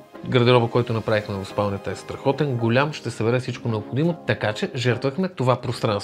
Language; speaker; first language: Bulgarian; native; Bulgarian